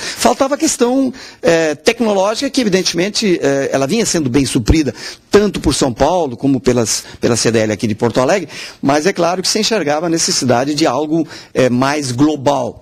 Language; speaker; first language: Portuguese; native; Portuguese